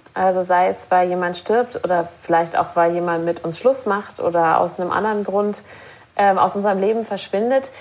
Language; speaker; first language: German; native; German